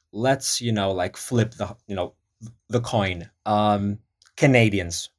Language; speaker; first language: English; non-native, fluent; Polish